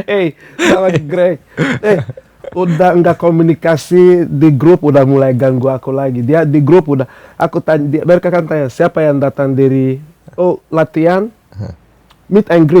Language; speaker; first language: Indonesian; non-native, fluent; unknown